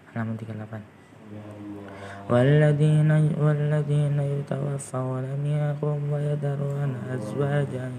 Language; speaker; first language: Arabic; non-native, learner; Indonesian